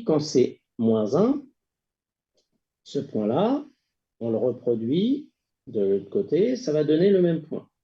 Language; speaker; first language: French; native; French